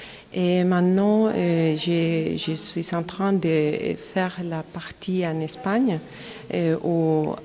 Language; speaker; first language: French; non-native, fluent; Spanish